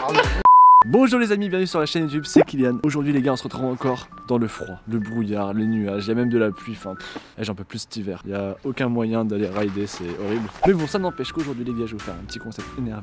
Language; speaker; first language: French; native; French